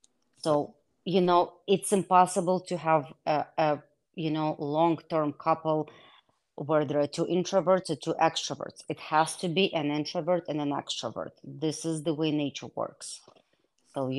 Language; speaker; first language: English; non-native, fluent; Hebrew